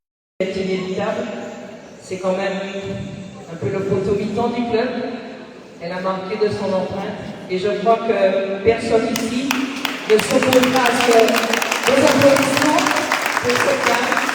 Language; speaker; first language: French; native; French